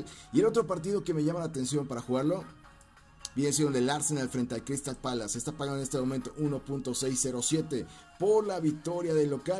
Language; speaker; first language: Spanish; native; Spanish